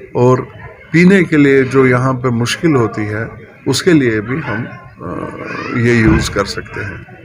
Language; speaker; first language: Hindi; non-native, local second language; Kashmiri